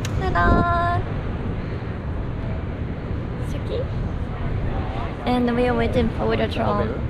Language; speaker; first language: English; non-native, learner; Japanese